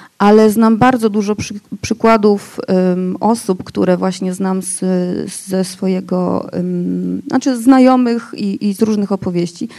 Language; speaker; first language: Polish; non-native, local second language; Rusyn